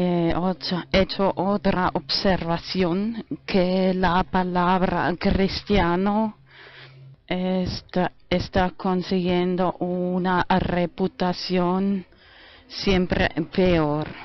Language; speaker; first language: Spanish; non-native, fluent; German